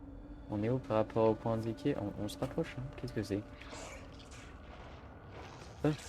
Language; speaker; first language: French; native; French